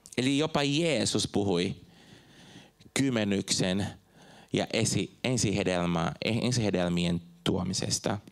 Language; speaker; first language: Finnish; non-native, fluent; Portuguese